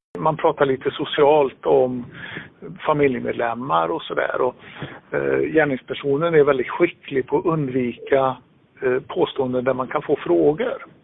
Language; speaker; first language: Swedish; native; Swedish